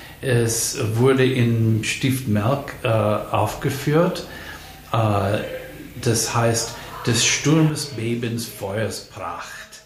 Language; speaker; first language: German; non-native, fluent; English